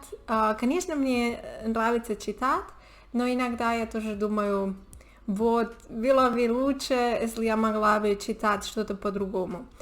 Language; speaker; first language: Russian; non-native, learner; Spanish